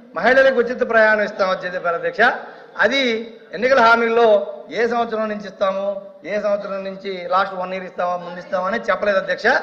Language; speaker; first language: Telugu; native; Telugu